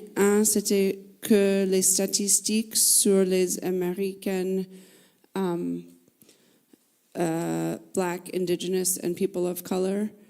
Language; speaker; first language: French; non-native, fluent; English